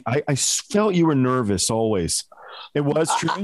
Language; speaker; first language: English; native; English